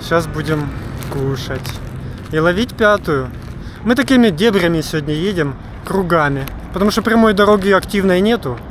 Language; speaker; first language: Russian; native; Russian